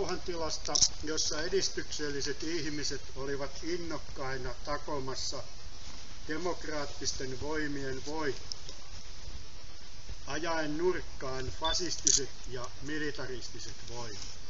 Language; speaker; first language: Finnish; native; Finnish